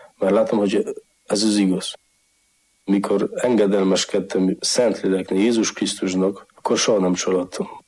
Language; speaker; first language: Hungarian; non-native, fluent; Polish